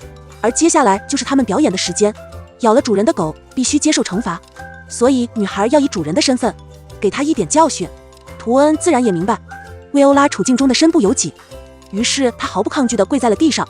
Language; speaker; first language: Chinese; native; Chinese